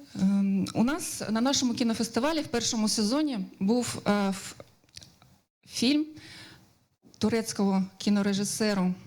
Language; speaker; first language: Ukrainian; native; Ukrainian